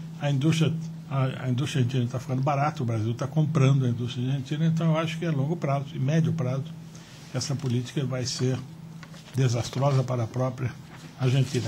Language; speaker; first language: Portuguese; native; Portuguese